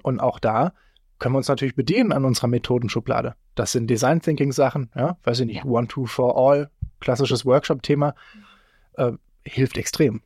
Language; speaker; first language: German; native; German